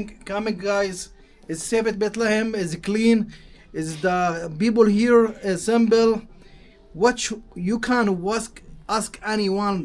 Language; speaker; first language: English; non-native, learner; Arabic